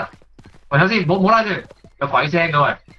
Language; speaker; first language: Chinese; native; Chinese